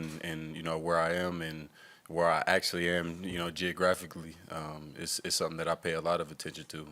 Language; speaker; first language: English; native; English